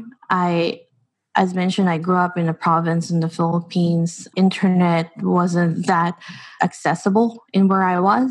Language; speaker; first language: English; non-native, local second language; Filipino